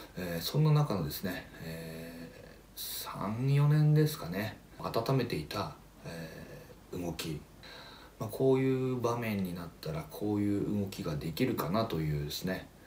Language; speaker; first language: Japanese; native; Japanese